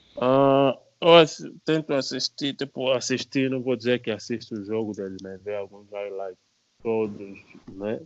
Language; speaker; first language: Portuguese; native; Portuguese